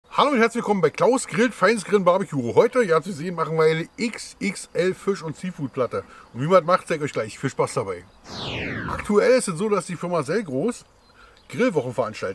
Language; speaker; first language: German; native; German